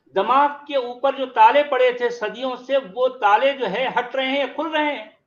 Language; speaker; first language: Hindi; native; Hindi